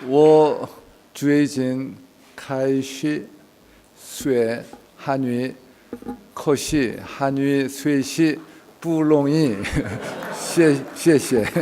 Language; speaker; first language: Chinese; non-native, learner; Korean